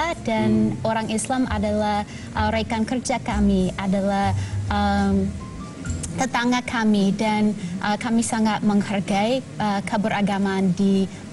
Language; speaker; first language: Indonesian; non-native, fluent; English